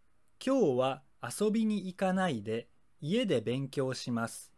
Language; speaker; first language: Japanese; non-native, fluent; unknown